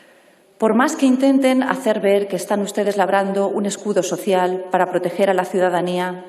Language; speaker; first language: Spanish; native; Spanish